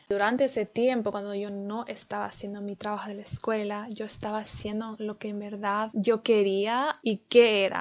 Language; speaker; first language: Spanish; early bilingual, heritage; Spanish